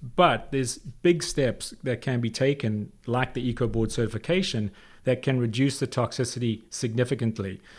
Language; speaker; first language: English; native; English